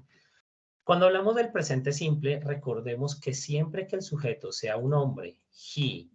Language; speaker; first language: Spanish; native; Spanish